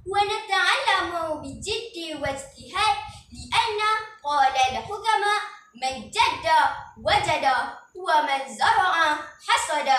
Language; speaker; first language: Arabic; non-native, learner; Malay